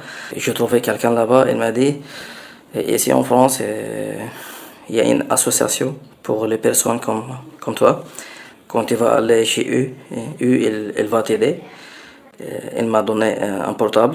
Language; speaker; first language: French; non-native, learner; Arabic